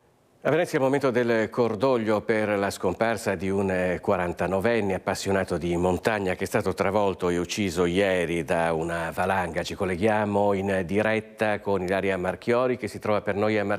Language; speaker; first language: Italian; native; Italian